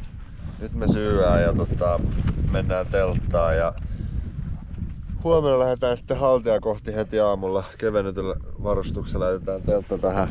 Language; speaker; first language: Finnish; native; Finnish